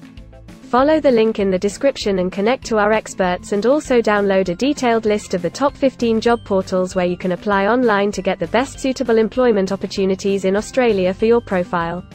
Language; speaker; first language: English; non-native, local second language; Hindi